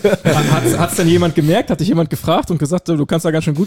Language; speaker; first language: German; native; German